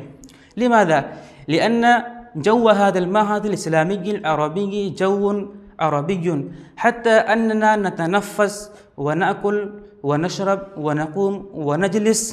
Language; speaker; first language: Arabic; non-native, fluent; Urdu